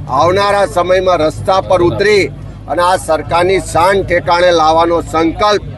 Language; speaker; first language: Gujarati; native; Gujarati